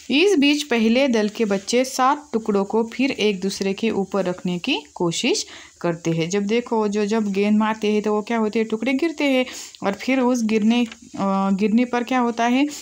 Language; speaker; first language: Hindi; non-native, local second language; Marathi